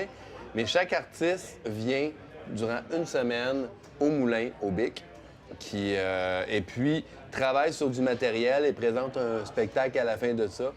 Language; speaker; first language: French; native; French